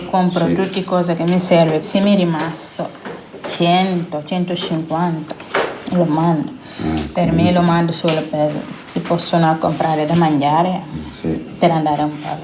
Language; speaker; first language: Italian; non-native, learner; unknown